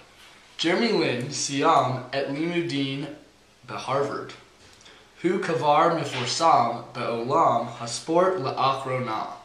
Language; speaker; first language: Hebrew; non-native, learner; English